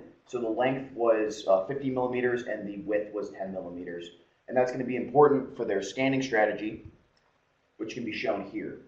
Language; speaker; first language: English; native; English